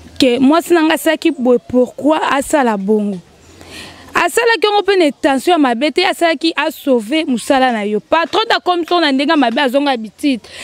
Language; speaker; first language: Lingala; native; Lingala